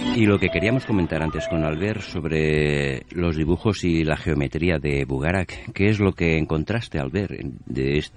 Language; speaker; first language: Spanish; non-native, local second language; Catalan